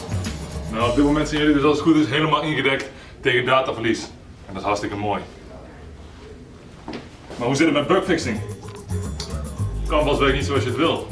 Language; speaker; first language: Dutch; native; Dutch